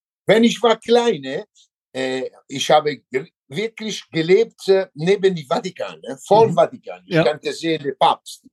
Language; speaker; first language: German; non-native, learner; Italian